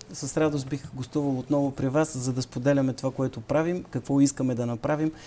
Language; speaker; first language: Bulgarian; native; Bulgarian